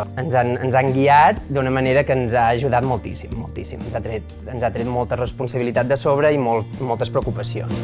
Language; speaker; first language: Catalan; native; Catalan